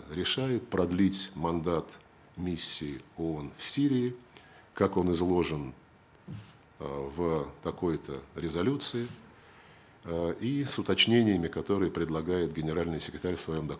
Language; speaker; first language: Russian; native; Russian